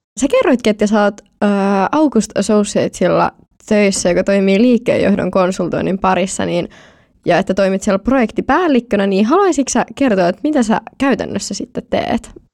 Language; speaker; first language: Finnish; native; Finnish